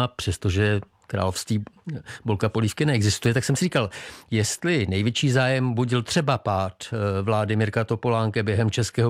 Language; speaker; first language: Czech; native; Czech